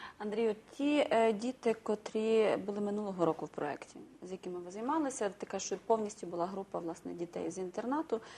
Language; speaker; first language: Ukrainian; native; Ukrainian